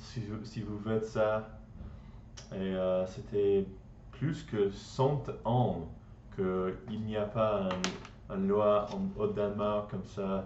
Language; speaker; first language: French; non-native, learner; English